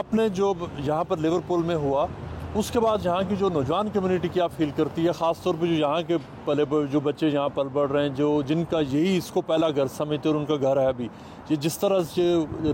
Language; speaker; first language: Urdu; native; Urdu